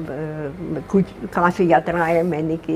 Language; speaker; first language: Hindi; non-native, fluent; Russian